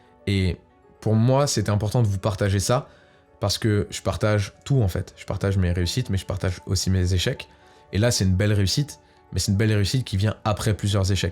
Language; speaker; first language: French; native; French